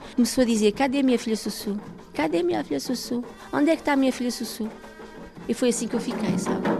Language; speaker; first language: Portuguese; native; Portuguese